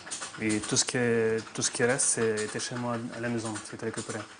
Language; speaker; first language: French; non-native, fluent; Russian